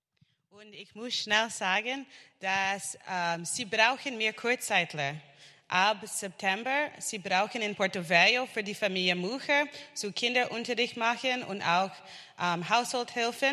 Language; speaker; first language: German; non-native, learner; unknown